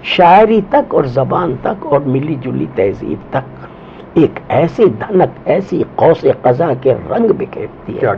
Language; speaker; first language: Urdu; non-native, local second language; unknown